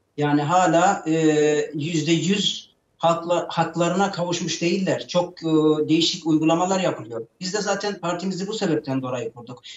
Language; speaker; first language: Turkish; native; Turkish